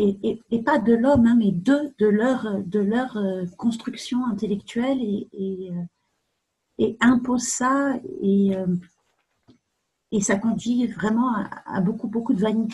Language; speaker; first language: French; native; French